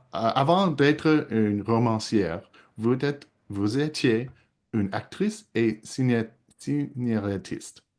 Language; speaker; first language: French; non-native, local second language; English